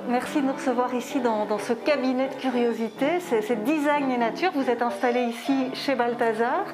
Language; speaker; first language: French; native; French